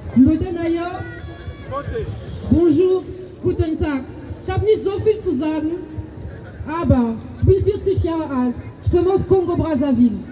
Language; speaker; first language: German; non-native, fluent; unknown